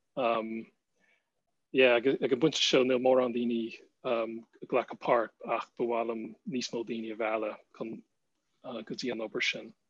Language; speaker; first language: Irish; non-native, fluent; English